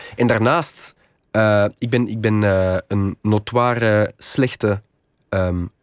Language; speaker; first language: Dutch; native; Dutch